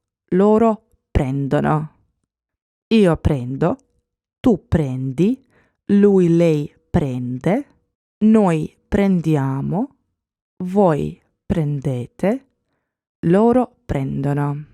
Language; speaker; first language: Italian; non-native, fluent; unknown